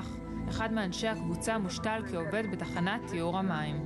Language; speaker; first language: Hebrew; native; Hebrew